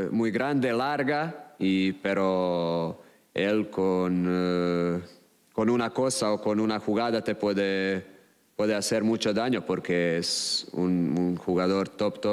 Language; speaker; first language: Spanish; non-native, fluent; Croatian